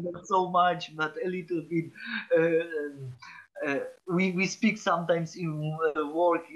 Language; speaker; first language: English; non-native, learner; Polish